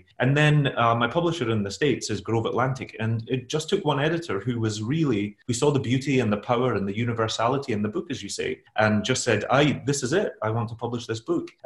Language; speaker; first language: English; native; English